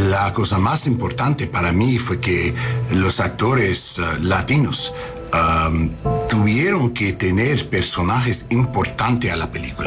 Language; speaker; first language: Spanish; non-native, learner; English